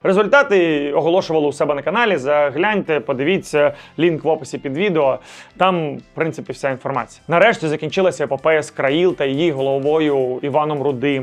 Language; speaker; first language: Ukrainian; native; Ukrainian